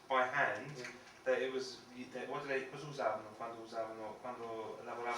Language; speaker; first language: English; native; English